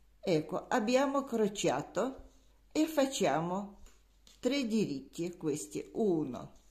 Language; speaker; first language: Italian; non-native, learner; Russian